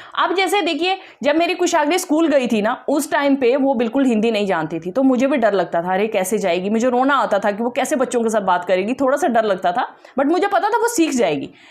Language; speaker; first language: Hindi; non-native, local second language; Dogri